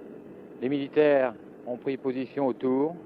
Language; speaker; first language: French; native; French